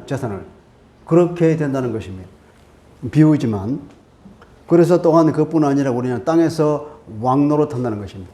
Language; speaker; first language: Korean; native; Korean